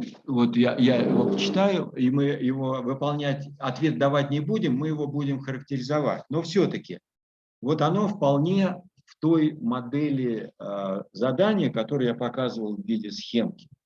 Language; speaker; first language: Russian; native; Russian